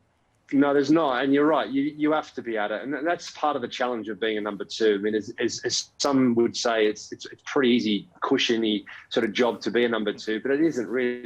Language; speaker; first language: English; native; English